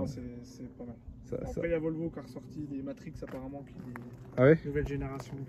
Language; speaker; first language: French; native; French